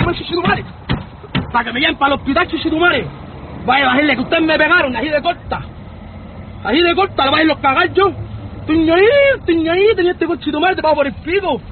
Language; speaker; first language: Spanish; native; Spanish